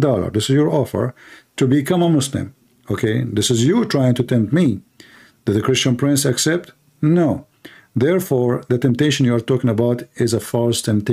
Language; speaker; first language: English; non-native, fluent; Arabic